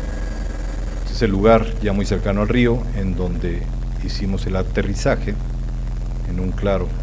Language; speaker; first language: Spanish; native; Spanish